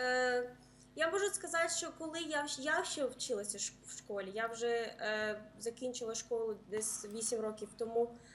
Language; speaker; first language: Ukrainian; early bilingual, heritage; Ukrainian